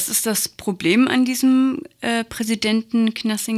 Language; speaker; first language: German; native; German